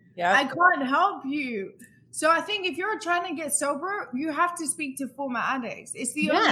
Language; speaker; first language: English; native; English